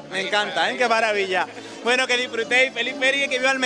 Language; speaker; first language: Spanish; native; Spanish